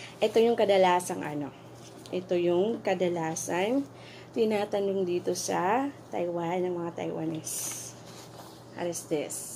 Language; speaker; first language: Filipino; native; Filipino